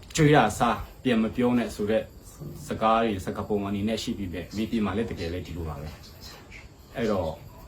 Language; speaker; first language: Burmese; non-native, local second language; Hakha Chin